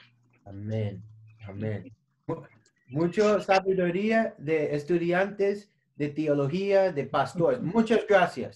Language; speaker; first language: Spanish; non-native, learner; English